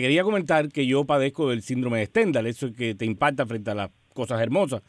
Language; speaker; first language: Spanish; native; Spanish